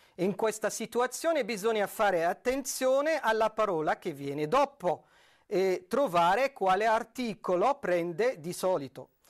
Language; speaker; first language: Italian; non-native, fluent; Arabic